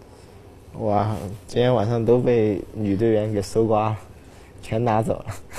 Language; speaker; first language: Chinese; native; Chinese